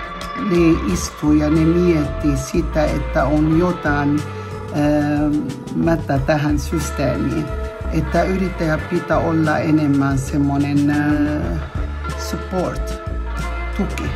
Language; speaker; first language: Finnish; non-native, fluent; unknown